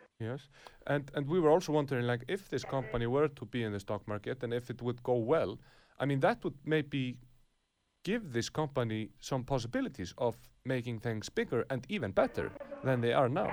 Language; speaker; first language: English; non-native, fluent; Icelandic